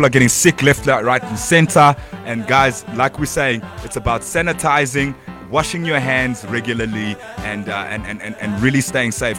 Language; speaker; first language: English; non-native, local second language; Bemba